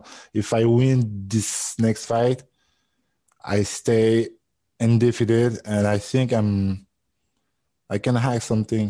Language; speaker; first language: English; non-native, learner; French